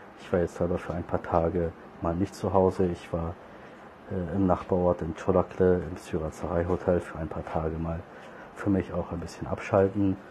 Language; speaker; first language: German; early bilingual, other home language; Turkish